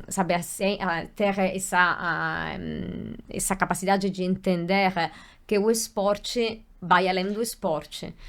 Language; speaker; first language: Portuguese; non-native, fluent; Italian